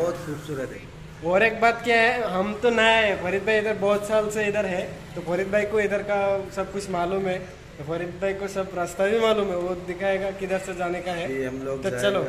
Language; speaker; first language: Hindi; non-native, local second language; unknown